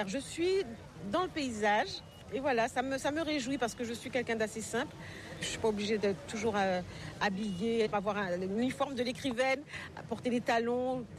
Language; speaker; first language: French; native; French